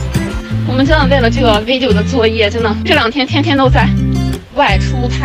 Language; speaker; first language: Chinese; native; Chinese